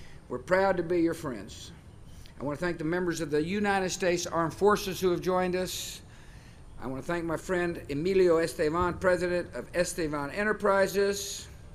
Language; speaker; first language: English; native; English